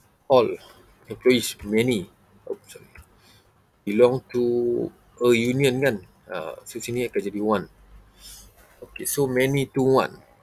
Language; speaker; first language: English; non-native, local second language; Malay